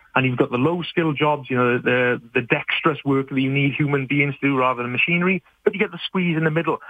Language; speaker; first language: English; native; English